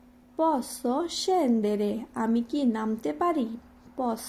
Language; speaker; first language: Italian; non-native, fluent; Bangla